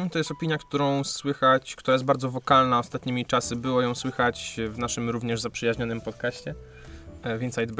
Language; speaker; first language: Polish; native; Polish